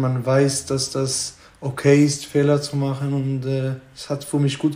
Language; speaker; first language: German; non-native, fluent; Hebrew